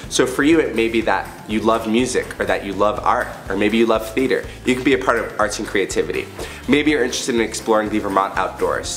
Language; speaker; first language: English; native; English